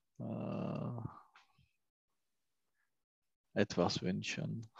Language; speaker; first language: German; non-native, learner; Czech